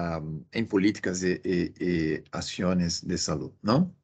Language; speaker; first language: Spanish; non-native, fluent; Portuguese